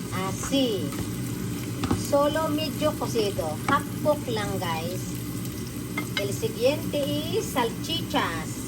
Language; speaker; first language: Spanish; non-native, learner; Filipino